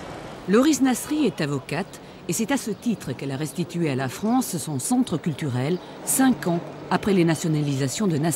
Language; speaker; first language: French; native; French